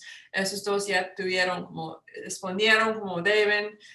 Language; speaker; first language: Spanish; non-native, fluent; English